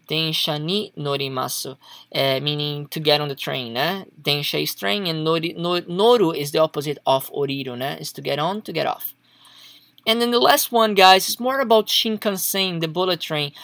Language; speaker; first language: English; non-native, fluent; Portuguese